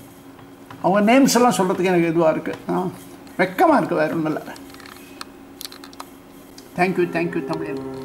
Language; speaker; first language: Tamil; non-native, local second language; Telugu